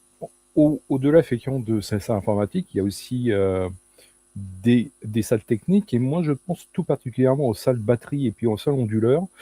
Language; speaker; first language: French; native; French